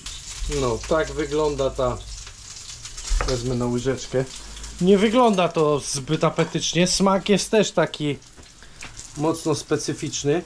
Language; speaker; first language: Polish; native; Polish